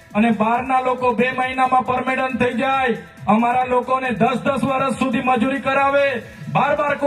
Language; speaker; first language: Gujarati; non-native, local second language; Vasavi